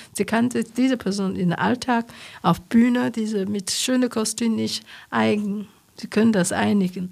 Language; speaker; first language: German; non-native, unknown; Chinese